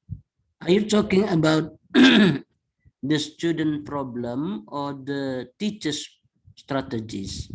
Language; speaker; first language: English; non-native, fluent; Indonesian